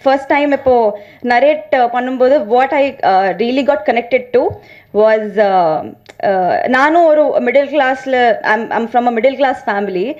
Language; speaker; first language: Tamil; non-native, learner; Telugu